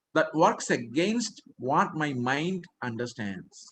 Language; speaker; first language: English; non-native, local second language; Malayalam